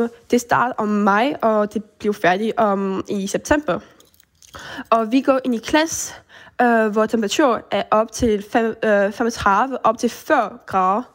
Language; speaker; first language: Danish; early bilingual, heritage; Danish